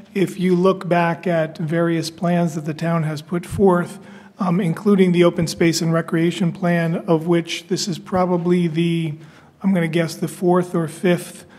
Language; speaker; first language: English; native; English